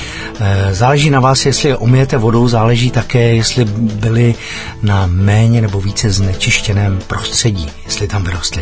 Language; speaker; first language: Czech; native; Czech